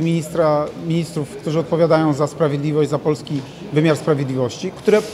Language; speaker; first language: Polish; native; Polish